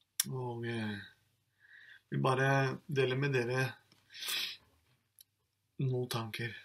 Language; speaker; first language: Norwegian; non-native, fluent; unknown